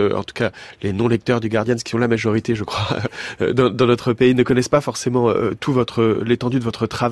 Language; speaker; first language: French; native; French